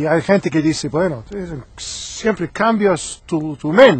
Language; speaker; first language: Spanish; non-native, learner; English